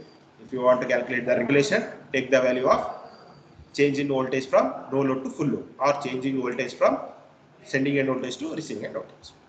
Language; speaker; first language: English; non-native, local second language; Kannada